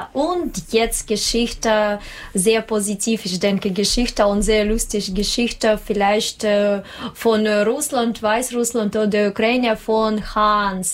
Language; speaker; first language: German; non-native, learner; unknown